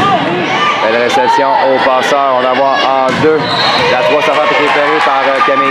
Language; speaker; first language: French; native; French